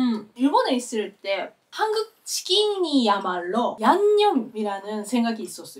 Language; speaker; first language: Korean; non-native, learner; Japanese